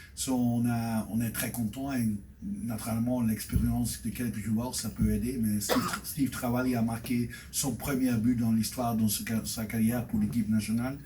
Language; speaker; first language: French; non-native, fluent; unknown